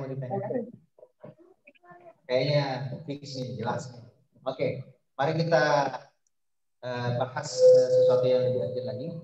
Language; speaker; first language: Indonesian; native; Indonesian